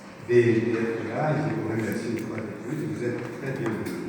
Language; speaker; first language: French; non-native, fluent; Portuguese